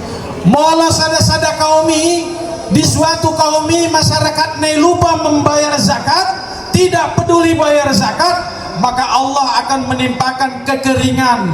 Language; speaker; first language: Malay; non-native, local second language; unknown